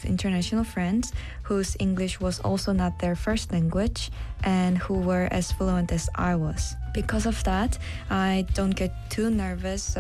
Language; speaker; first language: English; non-native, fluent; Korean